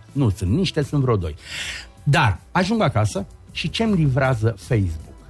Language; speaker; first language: Romanian; native; Romanian